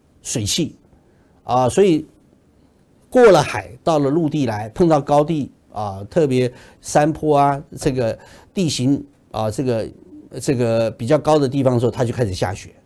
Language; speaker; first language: Chinese; native; Chinese